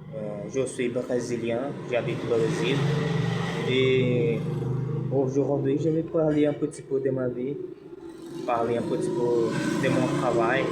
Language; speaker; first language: French; non-native, learner; Portuguese